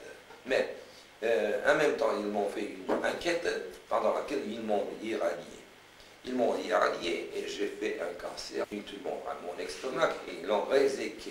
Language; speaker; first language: French; non-native, fluent; Romanian